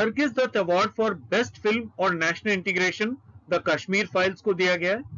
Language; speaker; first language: Hindi; native; Hindi